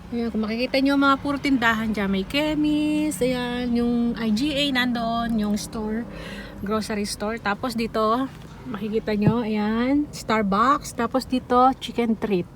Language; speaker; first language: Filipino; native; Filipino